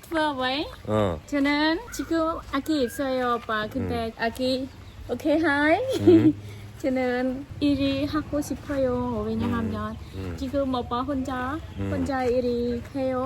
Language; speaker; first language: Korean; non-native, learner; Khmer